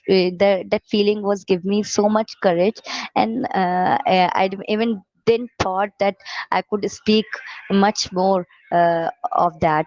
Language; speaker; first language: English; non-native, learner; Urdu